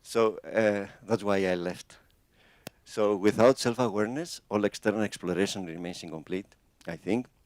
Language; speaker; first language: English; non-native, fluent; Greek